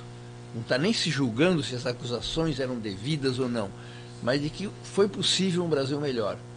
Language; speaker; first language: Portuguese; native; Portuguese